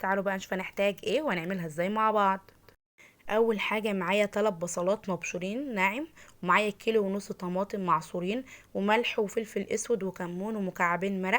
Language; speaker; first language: Arabic; native; Arabic